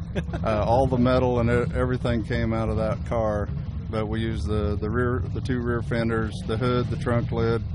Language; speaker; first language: English; native; English